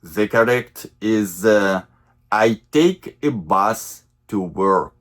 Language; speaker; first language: English; non-native, fluent; Russian